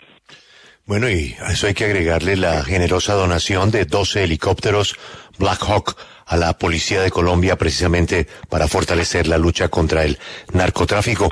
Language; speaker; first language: Spanish; native; Spanish